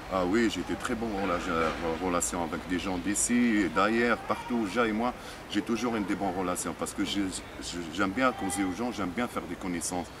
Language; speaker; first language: French; non-native, local second language; Arabic